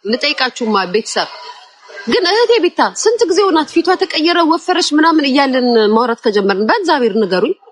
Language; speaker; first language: Amharic; native; Amharic